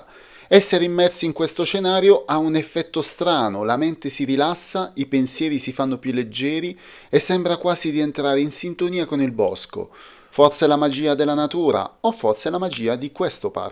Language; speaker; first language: Italian; native; Italian